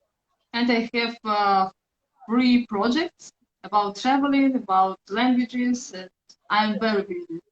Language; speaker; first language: English; non-native, learner; Russian